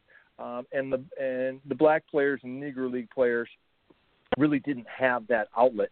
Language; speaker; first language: English; native; English